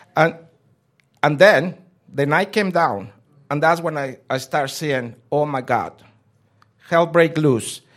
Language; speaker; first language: English; non-native, fluent; Spanish